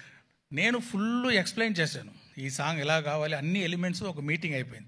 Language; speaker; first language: Telugu; non-native, local second language; Tamil